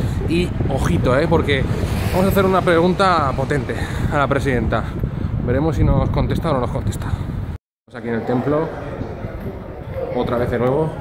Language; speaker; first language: Spanish; native; Spanish